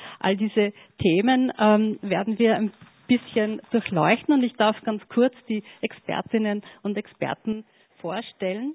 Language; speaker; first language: German; native; German